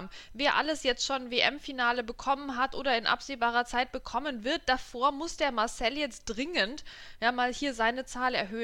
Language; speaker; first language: German; native; German